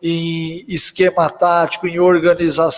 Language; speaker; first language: Portuguese; native; Portuguese